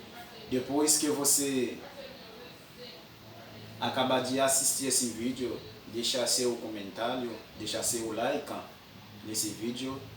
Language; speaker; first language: Portuguese; non-native, fluent; French